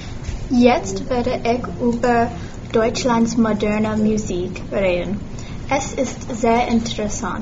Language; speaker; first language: German; non-native, learner; English